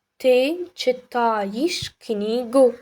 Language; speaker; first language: Russian; non-native, fluent; Arabic